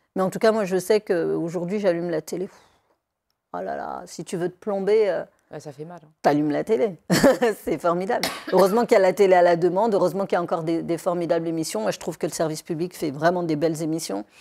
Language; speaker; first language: French; native; French